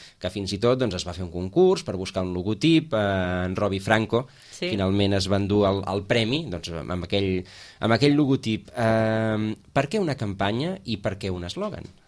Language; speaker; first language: Catalan; native; Catalan